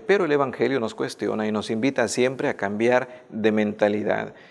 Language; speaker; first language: Spanish; native; Spanish